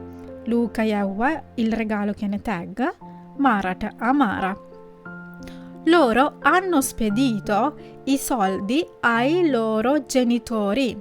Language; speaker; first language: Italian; non-native, fluent; Sinhala